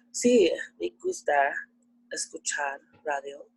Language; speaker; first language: Spanish; non-native, learner; English